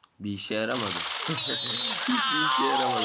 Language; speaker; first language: Turkish; native; Turkish